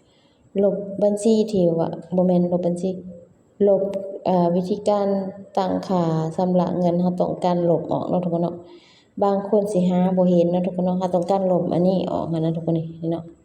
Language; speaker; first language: Thai; non-native, local second language; Lao